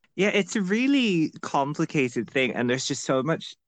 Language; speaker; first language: English; non-native, local second language; Bangla